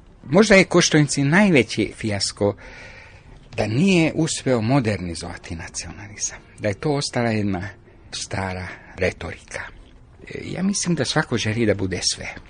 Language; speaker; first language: Croatian; non-native, local second language; Hungarian